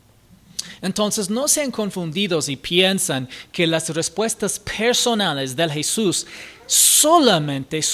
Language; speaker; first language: Spanish; non-native, fluent; English